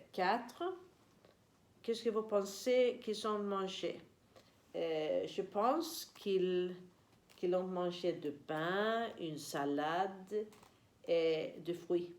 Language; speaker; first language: French; non-native, learner; Swedish